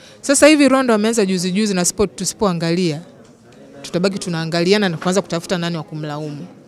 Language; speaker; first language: Swahili; native; Swahili